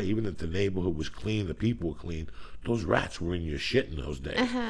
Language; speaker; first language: English; native; English